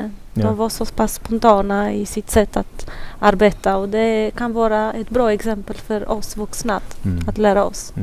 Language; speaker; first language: Swedish; non-native, fluent; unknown